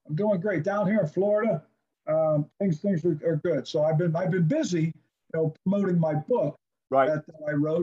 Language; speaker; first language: English; native; English